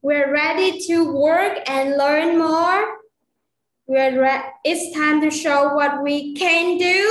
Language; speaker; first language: English; non-native, fluent; Vietnamese